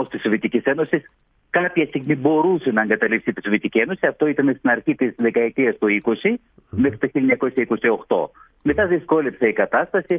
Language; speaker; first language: Greek; early bilingual, heritage; Greek